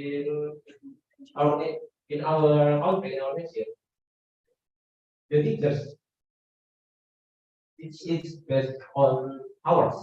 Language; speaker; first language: English; non-native, learner; Indonesian